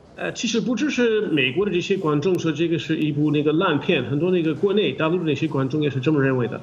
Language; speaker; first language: Chinese; non-native, fluent; English